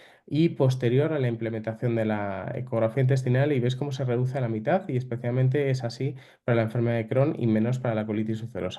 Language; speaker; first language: Spanish; native; Spanish